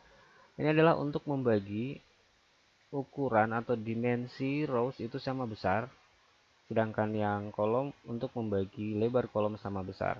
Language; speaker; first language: Indonesian; native; Indonesian